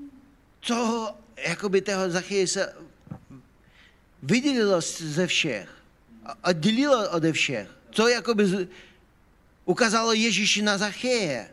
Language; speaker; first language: Czech; non-native, fluent; Ukrainian